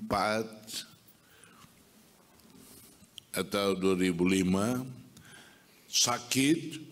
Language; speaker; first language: Indonesian; non-native, fluent; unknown